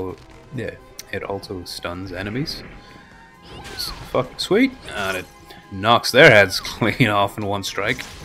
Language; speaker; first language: English; native; English